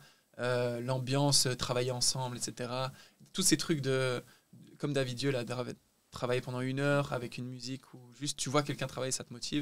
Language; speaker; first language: French; native; French